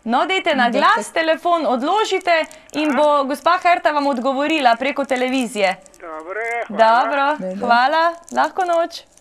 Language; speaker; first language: Slovenian; native; Slovenian